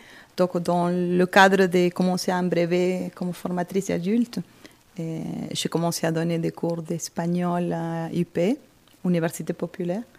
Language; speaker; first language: French; non-native, fluent; Spanish